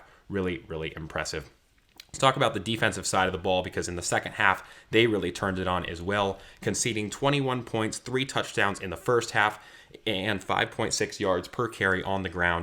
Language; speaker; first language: English; native; English